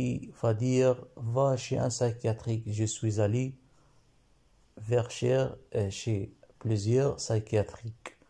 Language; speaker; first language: French; non-native, learner; Arabic